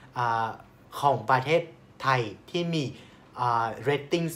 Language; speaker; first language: Thai; non-native, fluent; Vietnamese